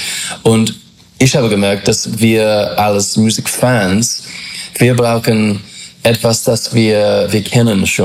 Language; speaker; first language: German; non-native, fluent; English